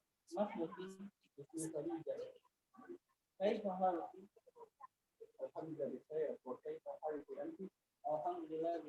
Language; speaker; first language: Arabic; non-native, learner; Indonesian